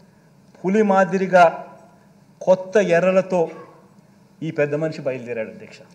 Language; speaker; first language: Telugu; native; Telugu